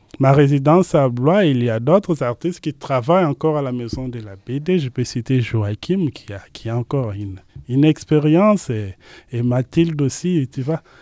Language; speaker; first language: French; non-native, local second language; Lingala